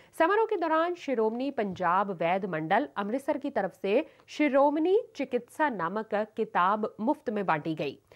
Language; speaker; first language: Hindi; non-native, local second language; Punjabi